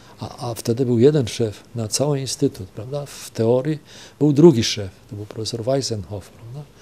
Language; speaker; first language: Polish; non-native, local second language; German